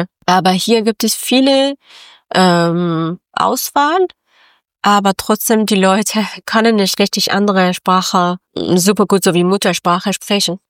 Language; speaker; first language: German; non-native, learner; Persian